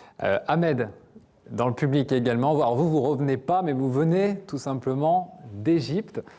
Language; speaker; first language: French; native; French